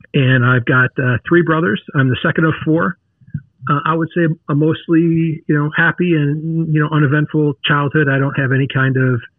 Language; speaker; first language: English; native; English